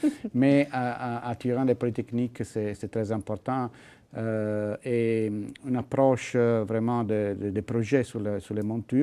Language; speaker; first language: French; non-native, fluent; Italian